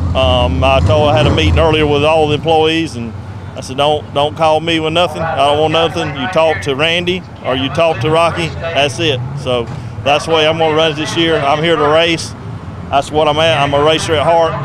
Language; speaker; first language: English; native; English